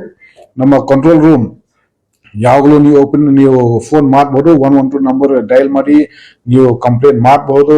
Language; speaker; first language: Kannada; non-native, fluent; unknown